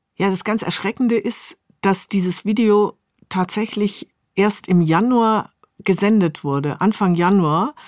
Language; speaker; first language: German; native; German